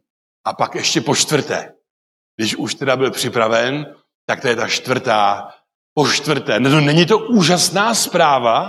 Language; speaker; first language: Czech; non-native, local second language; Polish